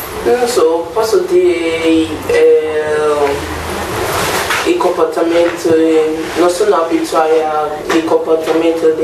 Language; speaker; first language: Italian; non-native, learner; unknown